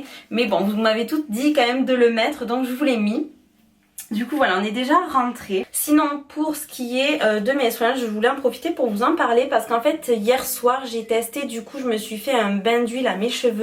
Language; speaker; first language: French; native; French